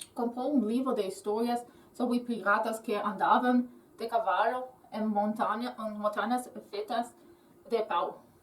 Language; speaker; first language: Portuguese; non-native, learner; English